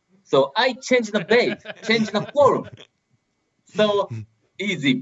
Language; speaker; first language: English; non-native, learner; Japanese